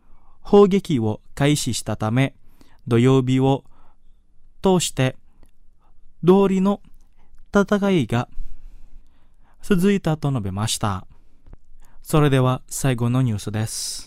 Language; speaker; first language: Japanese; non-native, fluent; Indonesian